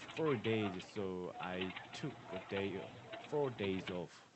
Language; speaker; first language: English; non-native, learner; Korean